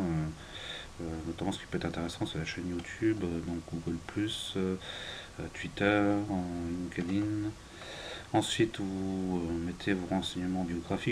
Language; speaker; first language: French; native; French